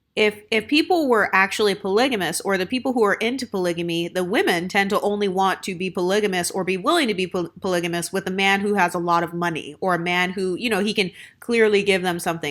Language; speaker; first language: English; native; English